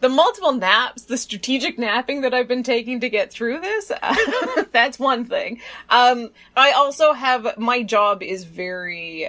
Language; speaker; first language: English; native; English